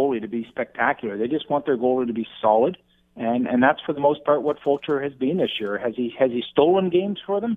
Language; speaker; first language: English; native; English